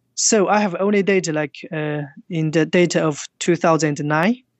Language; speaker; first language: English; non-native, fluent; Chinese